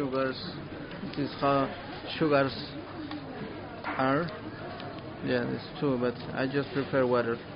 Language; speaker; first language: English; non-native, learner; Spanish